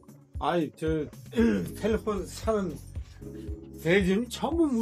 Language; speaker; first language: Korean; non-native, learner; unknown